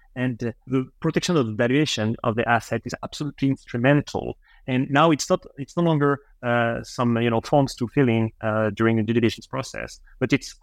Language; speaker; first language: English; non-native, fluent; French